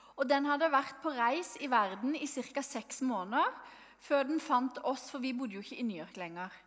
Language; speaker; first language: Norwegian; native; Norwegian